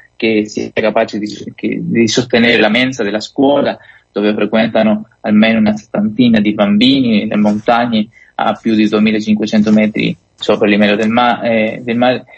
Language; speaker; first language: Italian; non-native, fluent; Spanish